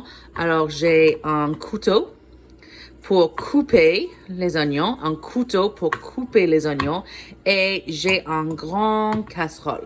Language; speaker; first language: French; non-native, fluent; English